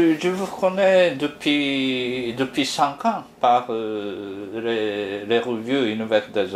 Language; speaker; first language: French; non-native, fluent; Japanese